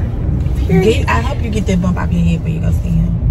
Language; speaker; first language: English; native; English